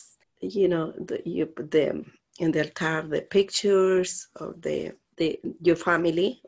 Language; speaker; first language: English; non-native, learner; Spanish